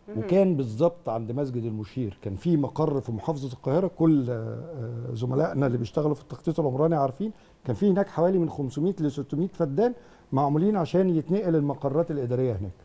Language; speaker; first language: Egyptian Arabic; native; Egyptian Arabic